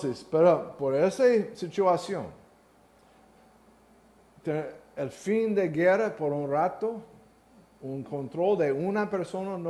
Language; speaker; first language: Spanish; non-native, learner; English